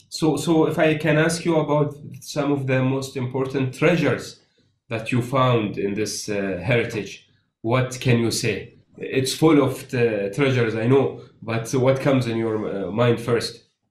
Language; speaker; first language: English; non-native, fluent; Arabic